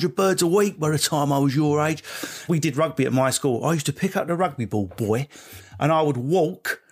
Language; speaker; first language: English; native; English